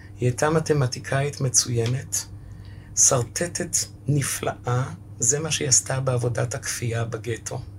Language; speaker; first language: Hebrew; early bilingual, other home language; German